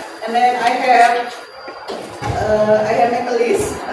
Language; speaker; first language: English; non-native, learner; Indonesian